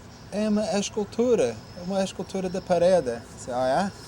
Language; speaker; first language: Portuguese; non-native, fluent; English